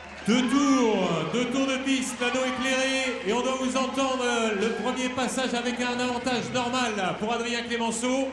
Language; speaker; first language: French; native; French